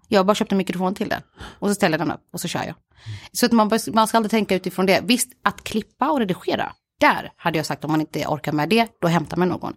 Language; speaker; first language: Swedish; native; Swedish